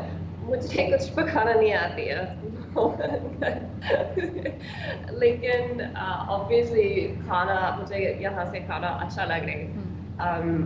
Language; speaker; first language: Hindi; non-native, learner; English